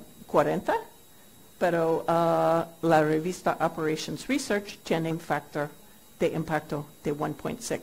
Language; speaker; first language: Spanish; non-native, fluent; English